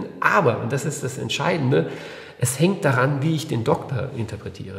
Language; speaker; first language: German; native; German